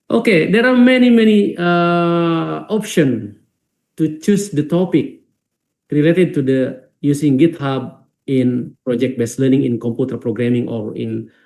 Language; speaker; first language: English; non-native, fluent; Indonesian